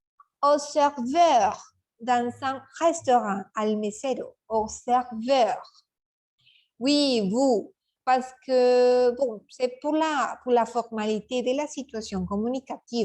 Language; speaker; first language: French; non-native, fluent; Spanish